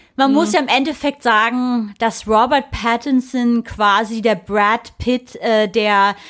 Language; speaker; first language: German; early bilingual, other home language; English